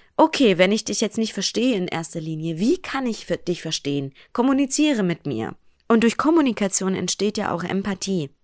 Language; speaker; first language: German; early bilingual, other home language; Persian